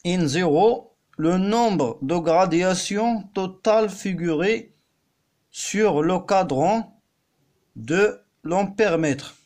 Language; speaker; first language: French; non-native, local second language; Arabic